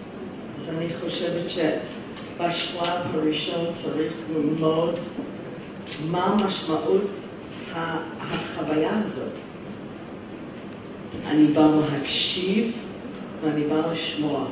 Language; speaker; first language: Hebrew; non-native, fluent; English